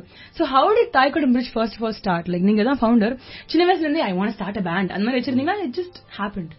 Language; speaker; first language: Tamil; native; Tamil